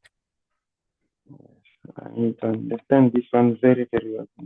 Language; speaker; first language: English; non-native, learner; Portuguese